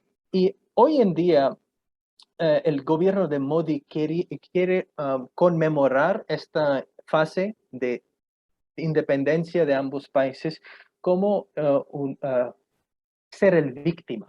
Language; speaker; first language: Spanish; non-native, fluent; Punjabi